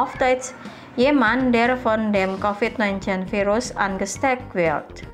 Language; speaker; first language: German; non-native, fluent; Indonesian